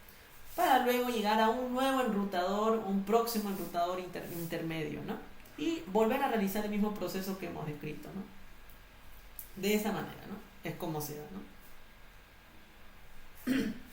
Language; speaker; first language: Spanish; native; Spanish